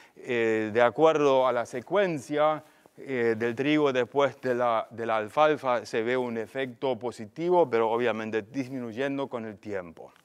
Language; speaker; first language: Spanish; non-native, fluent; German